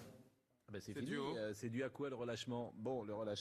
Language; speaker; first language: French; native; French